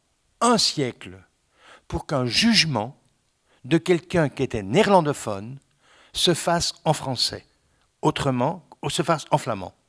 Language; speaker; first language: French; native; French